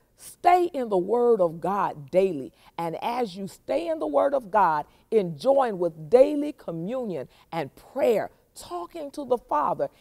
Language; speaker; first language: English; native; English